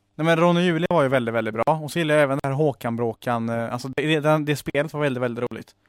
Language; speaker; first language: Swedish; native; Swedish